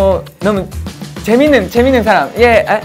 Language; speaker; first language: Korean; non-native, learner; Japanese